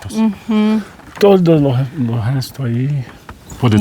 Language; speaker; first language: Spanish; non-native, learner; Portuguese